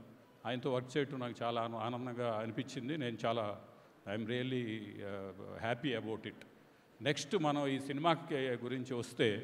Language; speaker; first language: Telugu; native; Telugu